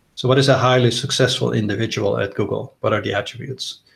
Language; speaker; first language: English; non-native, fluent; Dutch